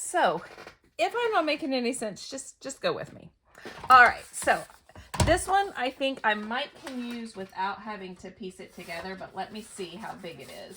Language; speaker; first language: English; native; English